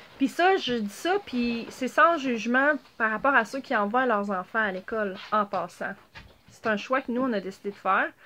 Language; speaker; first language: French; native; French